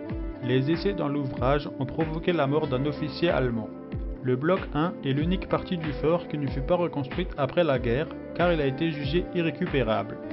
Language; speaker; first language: French; native; French